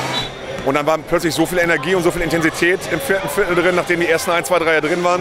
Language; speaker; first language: German; native; German